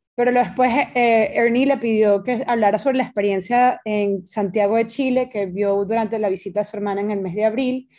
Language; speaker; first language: Spanish; native; Spanish